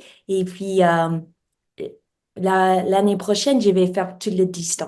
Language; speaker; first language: French; non-native, learner; English